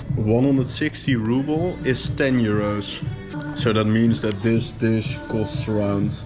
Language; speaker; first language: English; non-native, fluent; Dutch